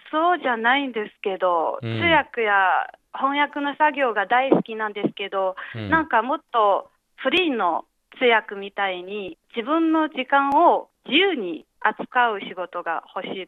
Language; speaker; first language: Japanese; non-native, fluent; Chinese